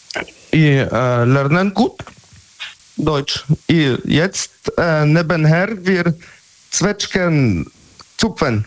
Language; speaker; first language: German; non-native, learner; Polish